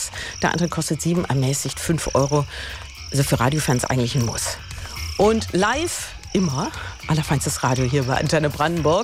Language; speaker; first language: German; native; German